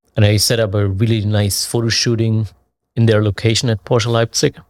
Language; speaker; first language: English; non-native, fluent; German